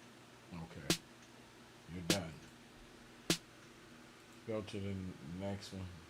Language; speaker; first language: English; native; English